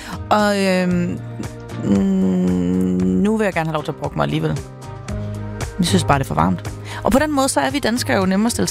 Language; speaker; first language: Danish; native; Danish